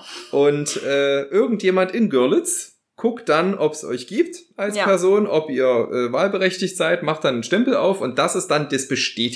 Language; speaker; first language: German; native; German